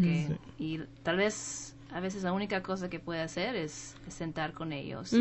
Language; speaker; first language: Spanish; non-native, fluent; English